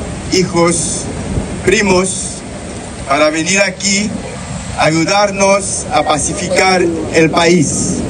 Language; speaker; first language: Spanish; non-native, learner; Haitian Creole